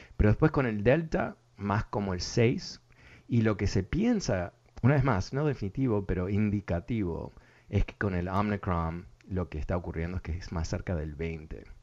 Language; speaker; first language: Spanish; early bilingual, other home language; English